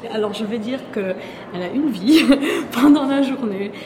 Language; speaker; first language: French; early bilingual, other home language; German